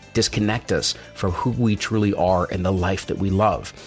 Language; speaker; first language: English; native; English